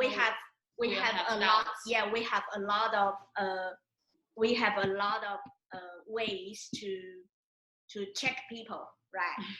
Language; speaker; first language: English; non-native, learner; Chinese